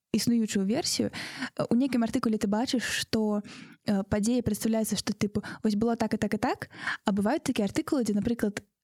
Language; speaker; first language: Belarusian; non-native, local second language; Russian